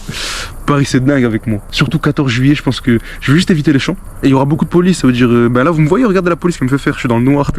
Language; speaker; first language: French; native; French